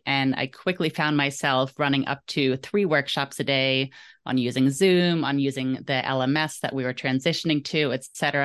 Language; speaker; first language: English; early bilingual, other home language; German